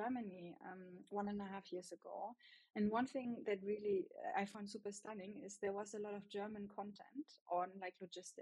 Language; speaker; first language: English; non-native, fluent; German